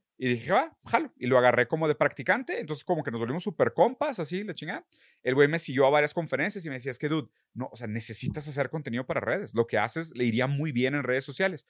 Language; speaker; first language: Spanish; early bilingual, other home language; Portuguese